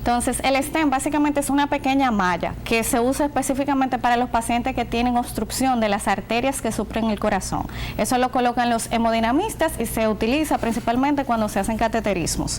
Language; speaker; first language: Spanish; native; Spanish